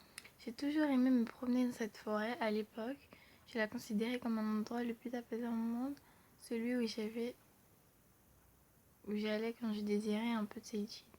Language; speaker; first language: French; native; French